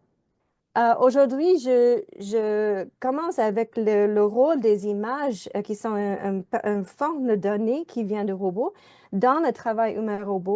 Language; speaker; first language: French; non-native, fluent; English